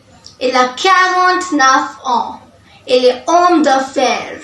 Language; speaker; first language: French; non-native, learner; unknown